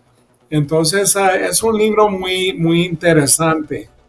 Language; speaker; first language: Spanish; early bilingual, heritage; Spanish